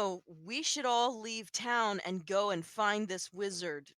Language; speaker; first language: English; native; English